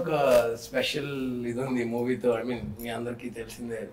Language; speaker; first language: Telugu; native; Telugu